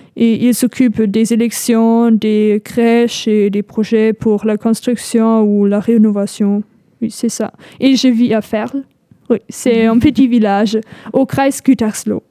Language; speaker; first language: French; non-native, fluent; German